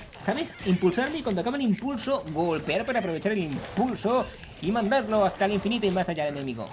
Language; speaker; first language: Spanish; native; Spanish